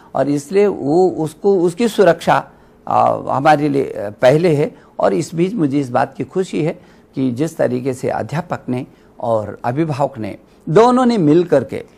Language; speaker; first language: Hindi; native; Hindi